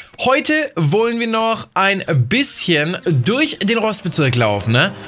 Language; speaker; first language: German; native; German